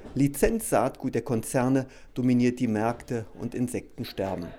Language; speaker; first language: German; native; German